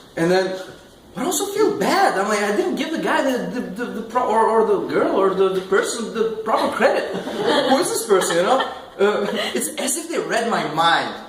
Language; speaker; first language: English; non-native, fluent; Albanian